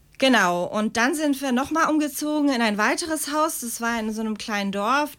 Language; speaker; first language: German; early bilingual, other home language; Czech